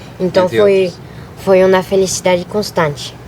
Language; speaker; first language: Portuguese; early bilingual, other home language; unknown